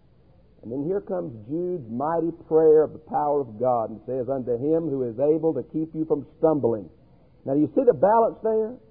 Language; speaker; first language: English; native; English